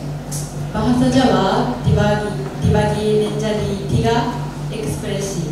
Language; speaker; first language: Indonesian; non-native, learner; Japanese